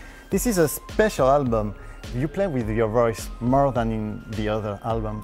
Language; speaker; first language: English; non-native, learner; French